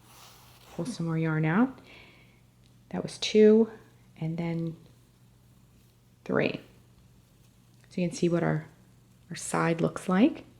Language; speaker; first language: English; native; English